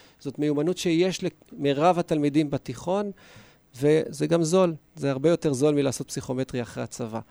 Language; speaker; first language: Hebrew; native; Hebrew